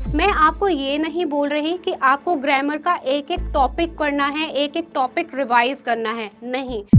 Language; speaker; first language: Hindi; native; Hindi